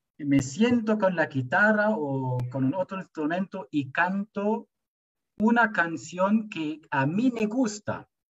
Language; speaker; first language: Spanish; non-native, fluent; German